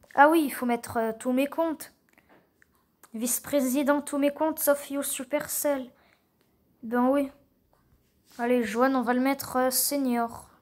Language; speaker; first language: French; native; French